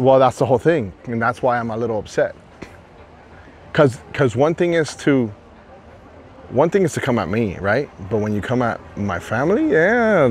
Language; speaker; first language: English; early bilingual, other home language; Spanish